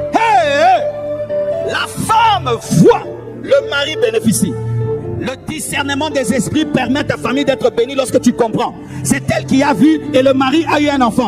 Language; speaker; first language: French; non-native, local second language; Lingala